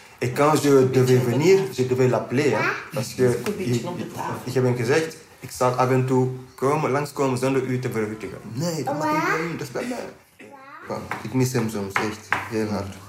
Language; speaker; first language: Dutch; non-native, local second language; French